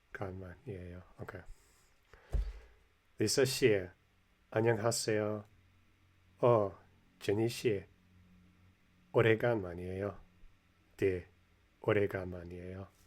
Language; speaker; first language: Korean; non-native, learner; English